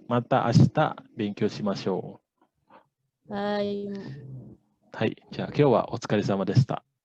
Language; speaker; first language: Japanese; non-native, fluent; Indonesian